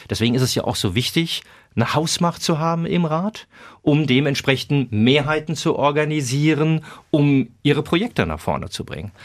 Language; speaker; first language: German; native; German